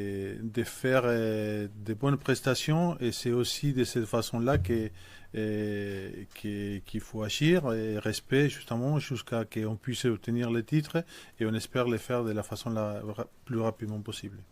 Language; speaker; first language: French; non-native, fluent; Spanish